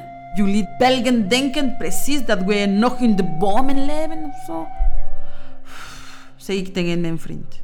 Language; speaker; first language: Dutch; non-native, fluent; Spanish